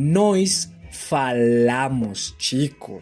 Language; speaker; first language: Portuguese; non-native, fluent; Spanish